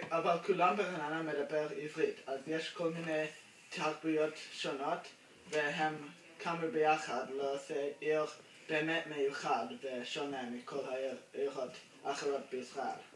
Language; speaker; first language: Hebrew; non-native, learner; English